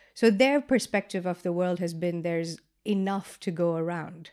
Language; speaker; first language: English; non-native, local second language; Gujarati